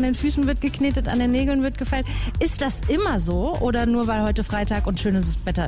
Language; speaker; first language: German; native; German